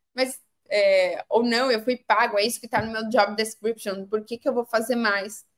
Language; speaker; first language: Portuguese; native; Portuguese